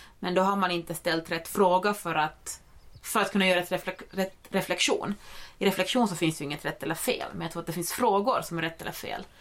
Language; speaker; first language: Swedish; native; Swedish